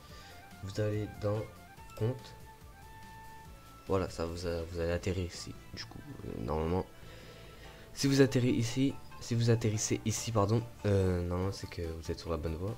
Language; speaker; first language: French; native; French